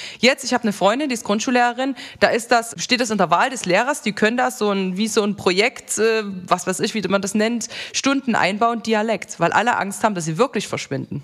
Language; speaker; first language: German; native; German